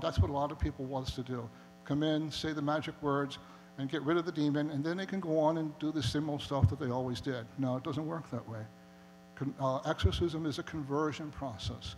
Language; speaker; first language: English; native; English